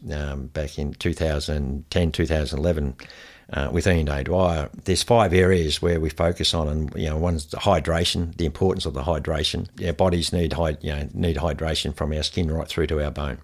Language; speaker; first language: English; native; English